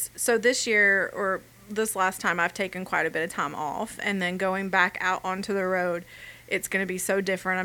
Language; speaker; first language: English; native; English